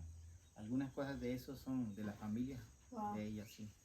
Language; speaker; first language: Spanish; non-native, local second language; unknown